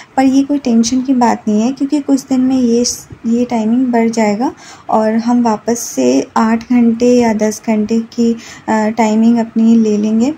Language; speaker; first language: Hindi; native; Hindi